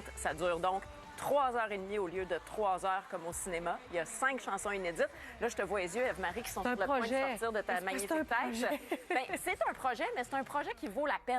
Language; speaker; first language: French; native; French